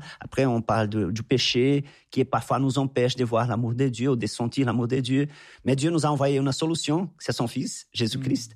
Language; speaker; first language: French; non-native, fluent; Portuguese